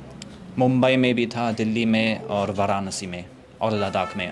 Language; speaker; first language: Hindi; non-native, fluent; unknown